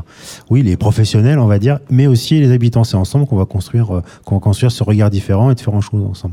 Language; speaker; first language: French; native; French